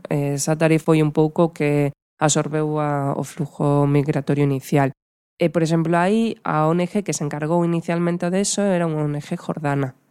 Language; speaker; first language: Galician; non-native, local second language; Spanish